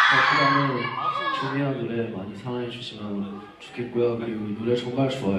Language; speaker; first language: Korean; non-native, fluent; Chinese